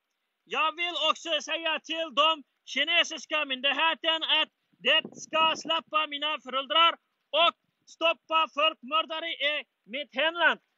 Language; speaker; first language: Swedish; non-native, learner; Uyghur